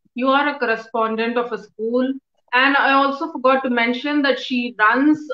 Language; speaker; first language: English; non-native, local second language; Tamil